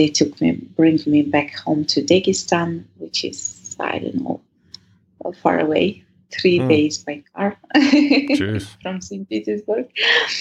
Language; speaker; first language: English; non-native, fluent; Russian